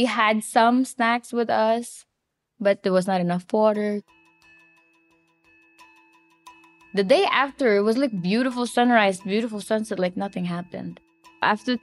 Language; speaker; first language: English; non-native, local second language; Cebuano